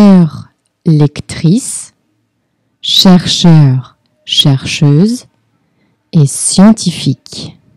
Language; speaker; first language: French; non-native, fluent; Portuguese